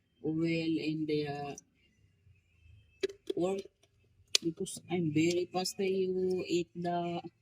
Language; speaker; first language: English; non-native, learner; Filipino